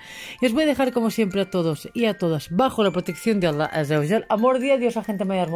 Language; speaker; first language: Spanish; native; Spanish